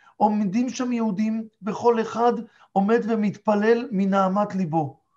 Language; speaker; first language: Hebrew; native; Hebrew